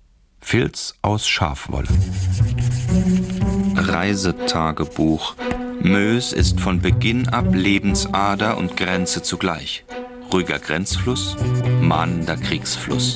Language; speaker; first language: German; native; German